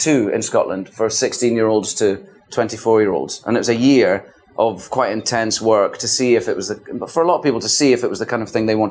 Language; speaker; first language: English; native; English